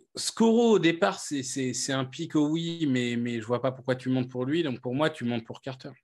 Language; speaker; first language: French; native; French